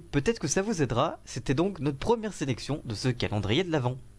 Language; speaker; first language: French; native; French